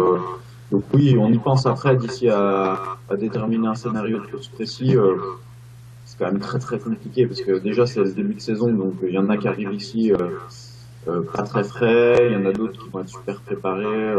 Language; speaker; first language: French; native; French